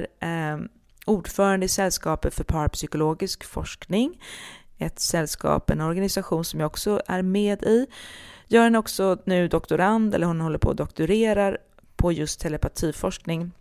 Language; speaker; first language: Swedish; native; Swedish